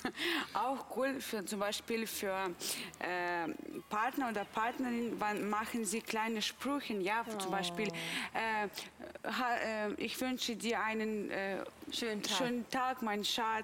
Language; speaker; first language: German; non-native, fluent; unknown